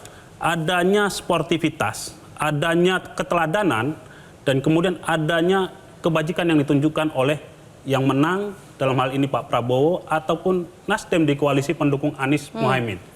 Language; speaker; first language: Indonesian; native; Indonesian